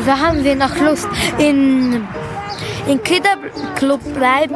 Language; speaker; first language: German; early bilingual, other home language; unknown